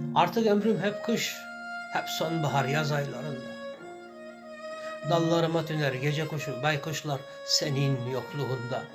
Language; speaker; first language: Turkish; native; Turkish